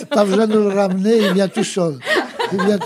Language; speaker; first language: French; non-native, fluent; Portuguese